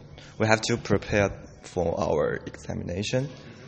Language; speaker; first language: English; non-native, fluent; Chinese